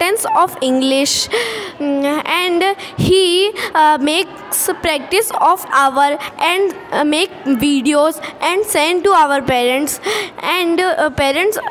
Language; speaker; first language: English; non-native, learner; Hindi